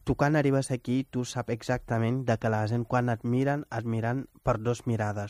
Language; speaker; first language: Catalan; non-native, fluent; Wolof